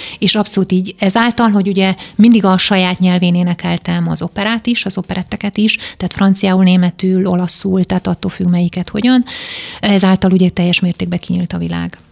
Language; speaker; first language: Hungarian; native; Hungarian